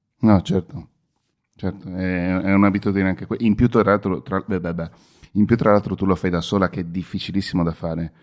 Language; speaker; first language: Italian; native; Italian